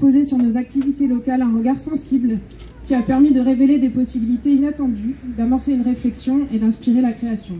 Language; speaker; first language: French; native; French